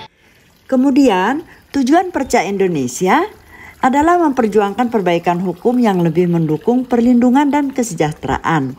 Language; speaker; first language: Indonesian; native; Indonesian